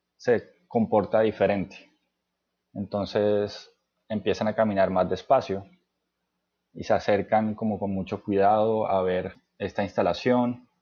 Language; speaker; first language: Spanish; native; Spanish